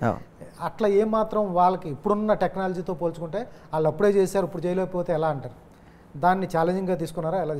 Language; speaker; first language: Telugu; native; Telugu